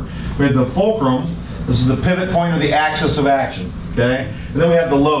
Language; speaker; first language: English; native; English